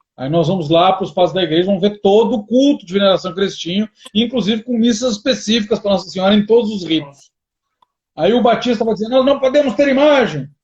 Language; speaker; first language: Portuguese; native; Portuguese